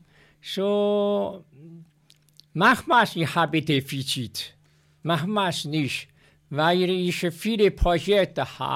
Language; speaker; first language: German; non-native, learner; Chinese